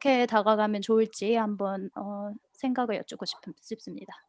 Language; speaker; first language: Korean; native; Korean